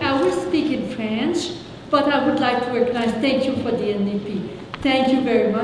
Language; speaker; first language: English; non-native, fluent; French